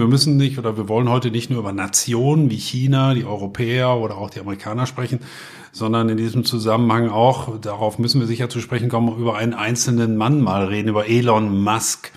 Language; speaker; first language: German; native; German